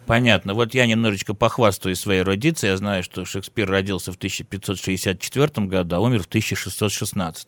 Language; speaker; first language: Russian; native; Russian